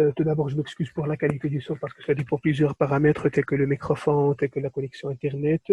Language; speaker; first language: French; non-native, local second language; Arabic